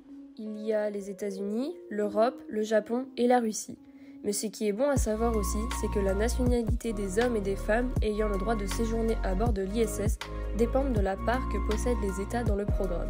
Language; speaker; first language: French; native; French